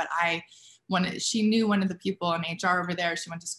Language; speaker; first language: English; native; English